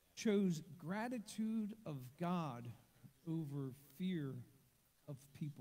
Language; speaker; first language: English; native; English